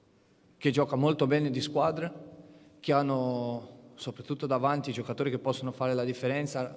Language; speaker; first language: Italian; non-native, fluent; Portuguese